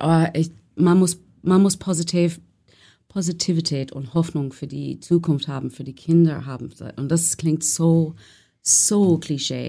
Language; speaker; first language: German; non-native, learner; English